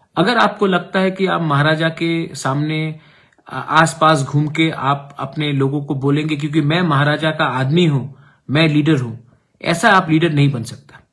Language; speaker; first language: Hindi; non-native, local second language; Kok Borok